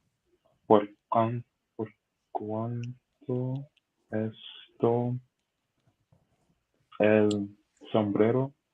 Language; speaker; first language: Spanish; non-native, learner; English